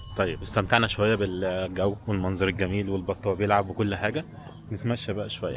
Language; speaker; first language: Arabic; native; Arabic